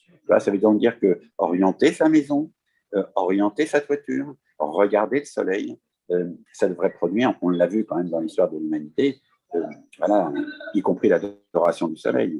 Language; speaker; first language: French; native; French